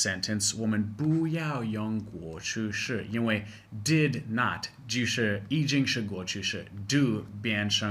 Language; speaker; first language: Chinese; non-native, fluent; English